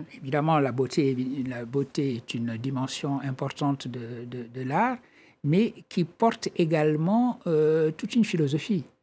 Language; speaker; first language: French; non-native, local second language; Wolof